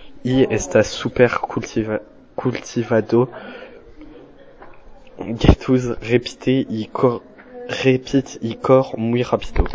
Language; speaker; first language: Spanish; non-native, learner; French